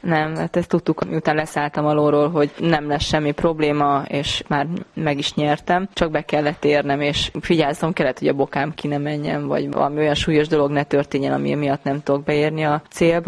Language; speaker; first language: Hungarian; native; Hungarian